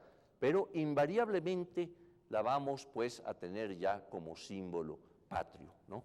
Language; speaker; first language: Spanish; native; Spanish